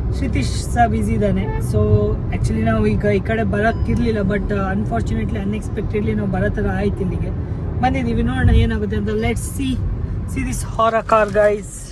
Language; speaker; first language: Kannada; non-native, local second language; Tulu